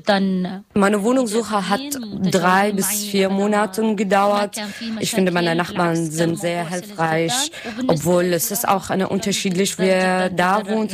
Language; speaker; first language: German; non-native, learner; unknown